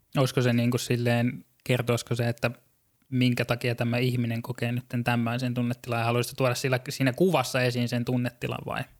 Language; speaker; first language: Finnish; native; Finnish